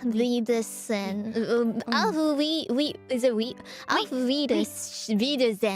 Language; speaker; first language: German; non-native, learner; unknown